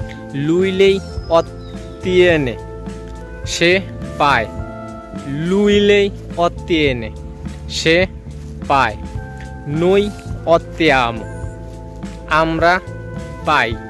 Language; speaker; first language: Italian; non-native, learner; Bangla